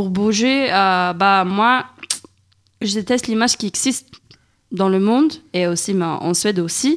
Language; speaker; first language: French; non-native, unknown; Swedish